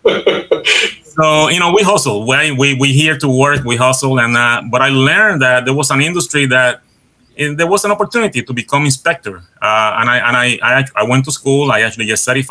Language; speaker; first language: English; non-native, fluent; Spanish